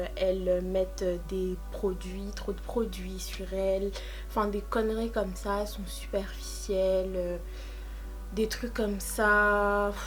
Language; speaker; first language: French; native; French